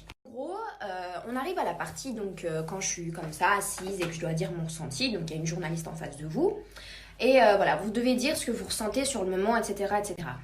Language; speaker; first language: French; native; French